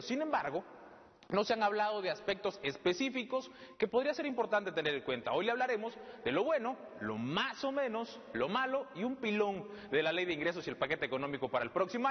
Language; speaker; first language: Spanish; native; Spanish